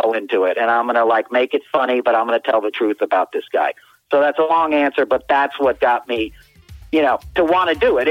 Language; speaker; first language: English; native; English